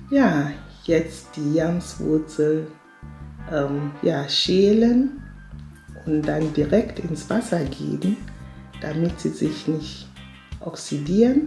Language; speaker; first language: German; non-native, fluent; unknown